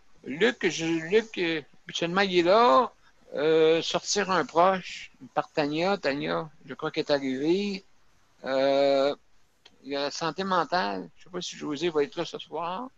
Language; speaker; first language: French; native; French